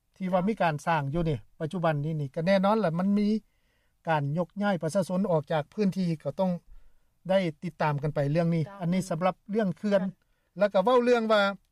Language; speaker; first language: Lao; native; Lao